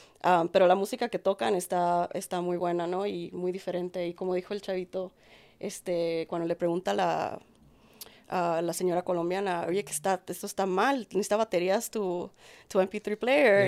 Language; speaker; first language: Spanish; native; Spanish